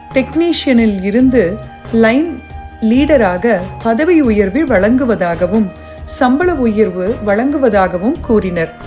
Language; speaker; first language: Tamil; early bilingual, heritage; Tamil